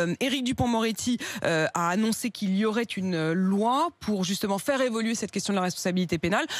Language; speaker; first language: French; native; French